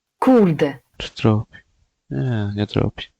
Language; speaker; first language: Polish; native; Polish